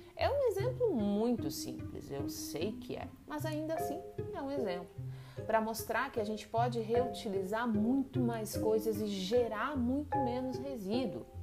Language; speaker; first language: Portuguese; native; Portuguese